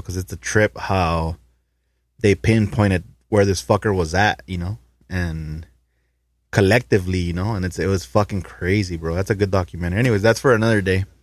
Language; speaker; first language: English; early bilingual, other home language; Spanish